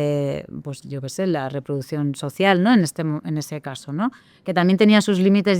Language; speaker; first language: Spanish; native; Spanish